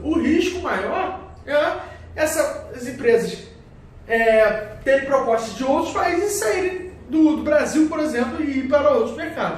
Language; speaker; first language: Portuguese; native; Portuguese